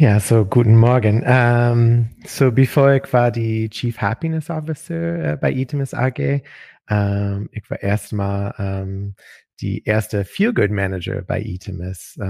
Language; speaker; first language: German; non-native, learner; English